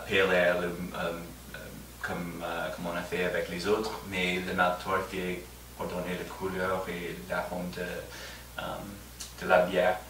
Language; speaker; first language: French; non-native, fluent; English